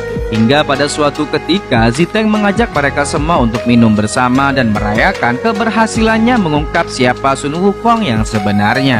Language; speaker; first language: Indonesian; native; Indonesian